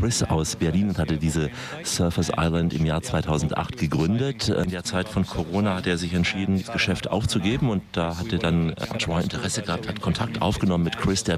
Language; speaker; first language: German; native; German